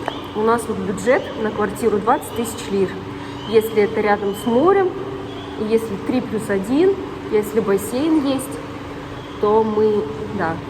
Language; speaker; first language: Russian; native; Russian